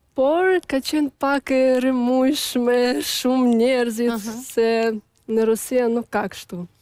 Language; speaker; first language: Albanian; non-native, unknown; Russian